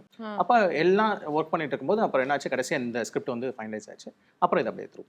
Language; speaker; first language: Tamil; native; Tamil